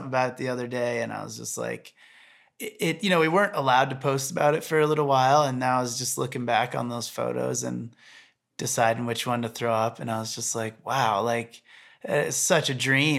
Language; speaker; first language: English; native; English